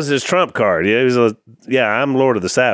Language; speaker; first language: English; native; English